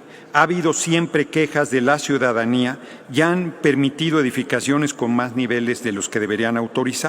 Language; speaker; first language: Spanish; native; Spanish